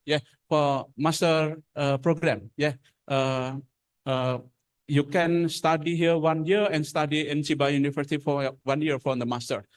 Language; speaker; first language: English; non-native, fluent; Indonesian